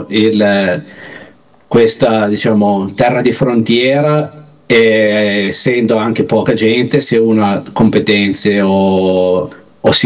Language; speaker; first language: Italian; native; Italian